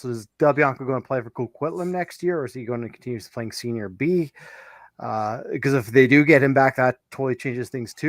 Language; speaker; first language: English; native; English